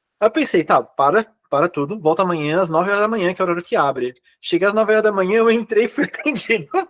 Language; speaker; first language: Portuguese; native; Portuguese